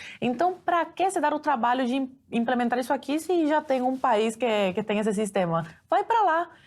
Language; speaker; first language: Portuguese; early bilingual, other home language; Spanish